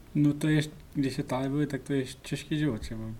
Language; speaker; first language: Czech; non-native, learner; Pashto